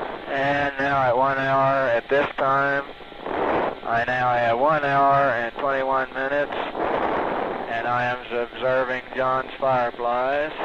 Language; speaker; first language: English; native; English